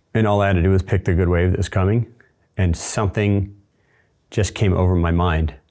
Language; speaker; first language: English; native; English